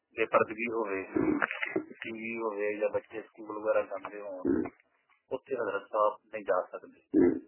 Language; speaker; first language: Urdu; non-native, local second language; Punjabi